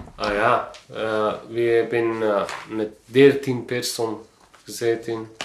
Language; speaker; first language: Dutch; non-native, fluent; Persian